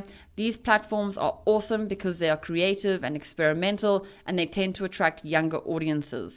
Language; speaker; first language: English; native; English